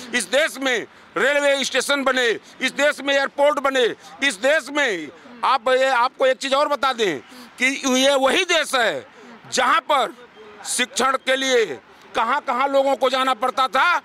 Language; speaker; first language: Hindi; native; Hindi